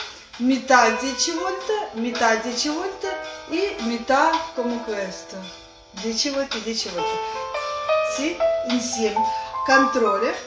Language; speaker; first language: Italian; non-native, learner; Russian